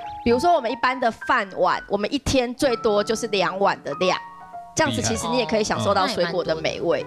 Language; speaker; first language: Chinese; native; Chinese